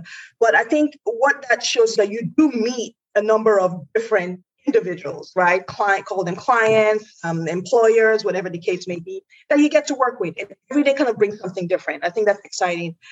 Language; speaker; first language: English; non-native, local second language; Yoruba